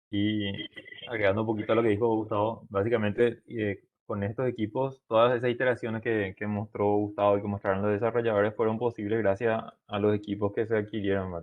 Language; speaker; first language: Spanish; native; Spanish